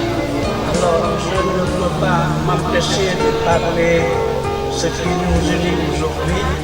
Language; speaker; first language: French; non-native, local second language; Lao